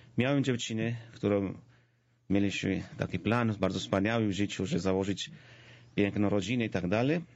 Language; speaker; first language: Polish; non-native, fluent; Georgian